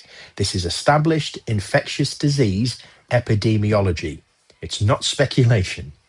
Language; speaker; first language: English; native; English